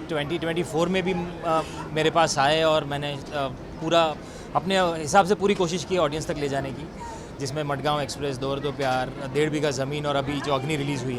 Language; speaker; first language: Hindi; native; Hindi